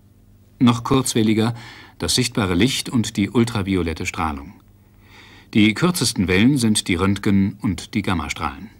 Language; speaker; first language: German; native; German